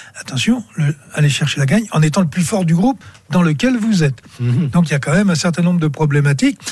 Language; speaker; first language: French; native; French